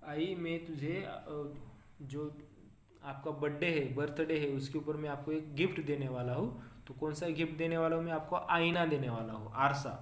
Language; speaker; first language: Hindi; non-native, local second language; Marathi